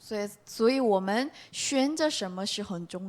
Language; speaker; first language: Chinese; non-native, learner; Korean